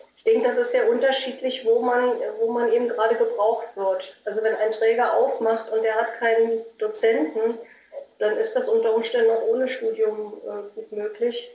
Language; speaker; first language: German; native; German